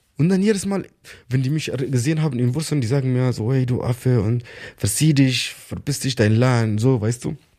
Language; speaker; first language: German; non-native, learner; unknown